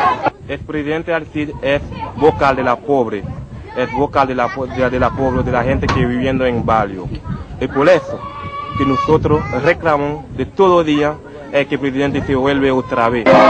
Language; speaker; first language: Spanish; non-native, local second language; Haitian Creole